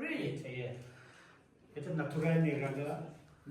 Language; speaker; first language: Russian; non-native, local second language; Tajik